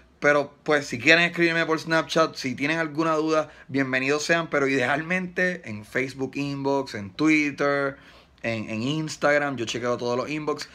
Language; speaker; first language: Spanish; native; Spanish